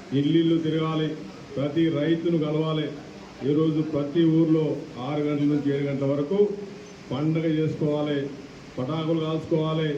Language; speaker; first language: Telugu; native; Telugu